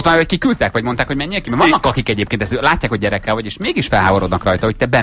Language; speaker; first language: Hungarian; native; Hungarian